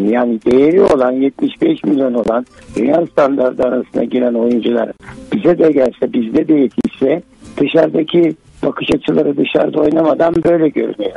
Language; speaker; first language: Turkish; native; Turkish